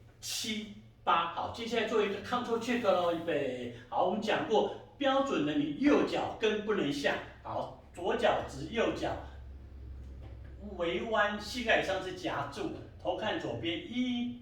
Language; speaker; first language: Chinese; native; Chinese